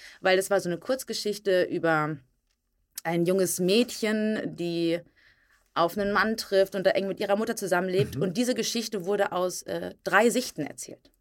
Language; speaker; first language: German; native; German